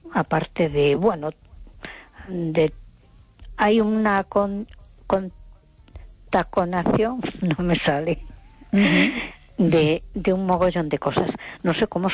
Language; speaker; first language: Spanish; native; Spanish